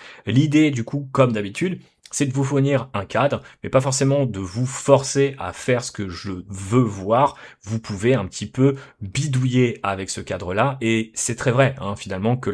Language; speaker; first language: French; native; French